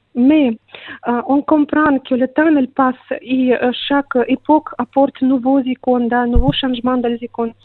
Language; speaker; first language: French; non-native, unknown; Russian